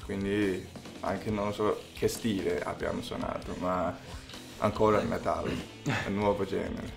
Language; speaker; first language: Italian; non-native, learner; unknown